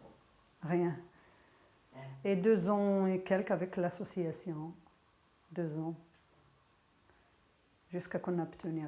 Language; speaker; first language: French; non-native, learner; Arabic